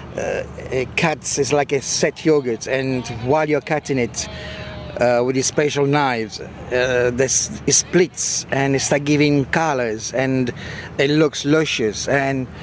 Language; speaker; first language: English; non-native, fluent; Italian